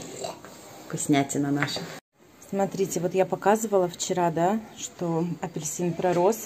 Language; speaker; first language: Russian; native; Russian